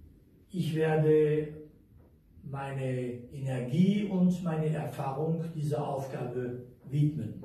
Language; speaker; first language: German; non-native, fluent; French